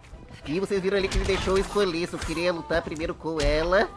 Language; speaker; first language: Portuguese; native; Portuguese